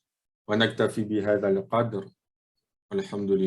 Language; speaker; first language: Arabic; non-native, fluent; French